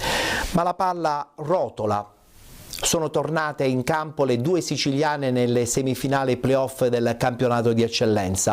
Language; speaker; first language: Italian; native; Italian